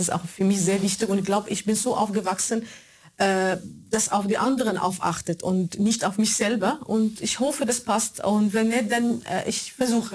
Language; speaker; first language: German; non-native, fluent; Arabic